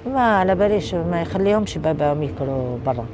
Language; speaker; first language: Arabic; native; Arabic